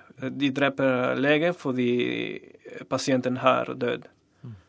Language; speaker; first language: Norwegian; non-native, learner; Spanish